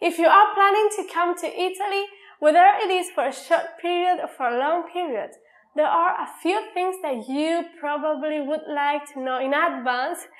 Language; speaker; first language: English; non-native, fluent; Italian